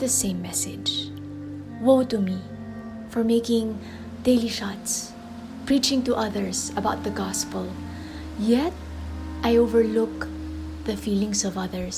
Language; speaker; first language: English; non-native, local second language; Filipino